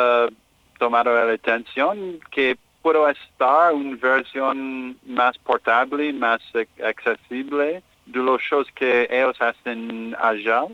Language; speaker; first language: Spanish; non-native, learner; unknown